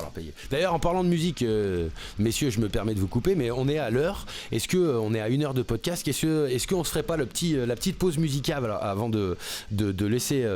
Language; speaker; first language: French; native; French